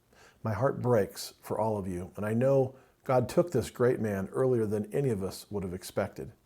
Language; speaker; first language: English; native; English